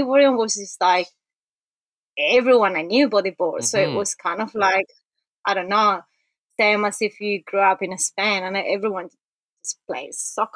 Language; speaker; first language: English; non-native, fluent; Spanish